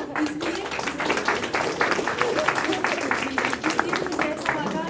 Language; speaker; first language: Hindi; non-native, learner; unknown